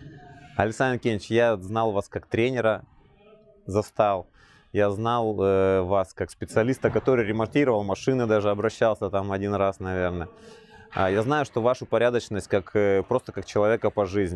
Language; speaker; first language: Russian; native; Russian